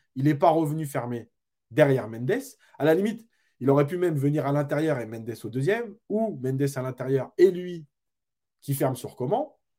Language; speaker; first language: French; native; French